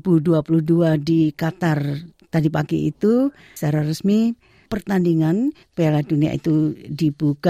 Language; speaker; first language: Indonesian; native; Indonesian